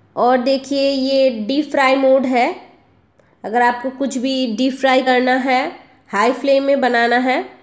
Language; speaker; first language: Hindi; non-native, local second language; Bangla